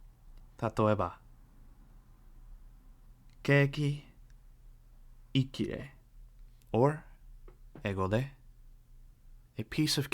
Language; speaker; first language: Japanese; non-native, learner; English